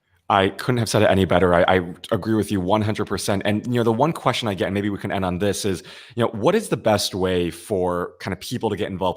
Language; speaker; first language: English; native; English